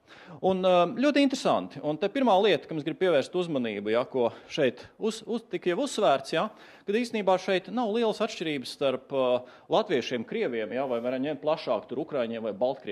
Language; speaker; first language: Latvian; native; Latvian